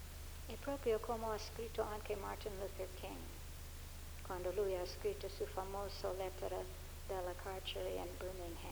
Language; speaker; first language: Italian; non-native, fluent; English